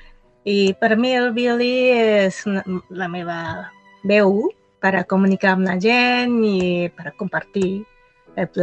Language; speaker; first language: Catalan; non-native, fluent; Japanese